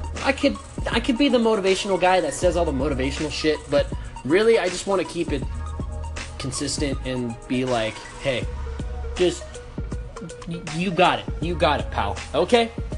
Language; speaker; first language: English; early bilingual, other home language; Spanish